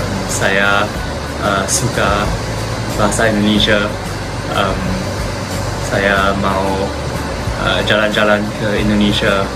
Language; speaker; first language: Indonesian; non-native, learner; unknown